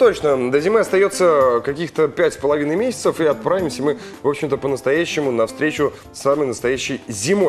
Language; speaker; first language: Russian; native; Russian